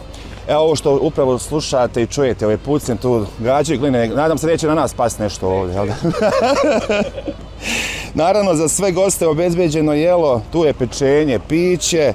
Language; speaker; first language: Croatian; native; Croatian